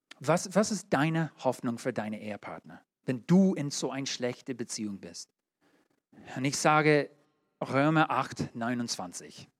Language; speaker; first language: German; non-native, learner; English